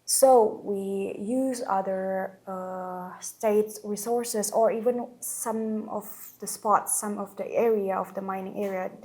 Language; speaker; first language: English; non-native, local second language; Indonesian